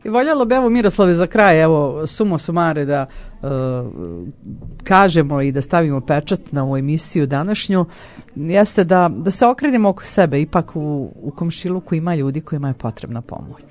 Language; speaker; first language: Croatian; native; Croatian